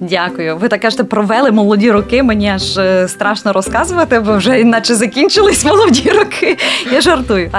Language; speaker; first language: Ukrainian; native; Ukrainian